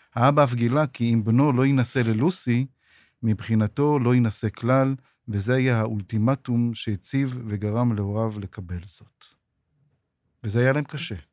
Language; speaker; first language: Hebrew; native; Hebrew